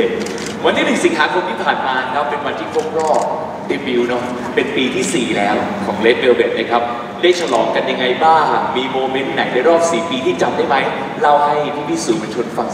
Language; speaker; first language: Thai; native; Thai